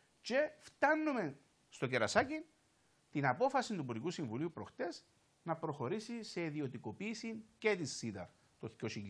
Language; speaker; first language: Greek; native; Greek